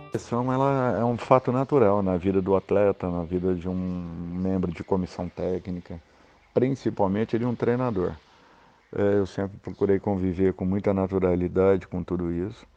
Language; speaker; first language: Portuguese; native; Portuguese